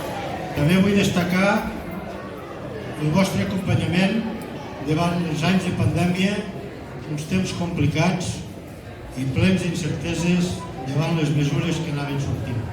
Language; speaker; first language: Catalan; native; Catalan